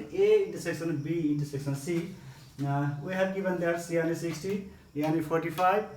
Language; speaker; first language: English; non-native, local second language; Nepali